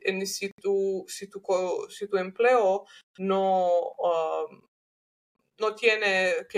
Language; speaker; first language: Spanish; non-native, learner; English